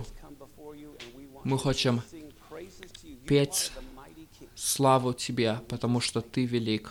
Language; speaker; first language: Russian; early bilingual, heritage; Russian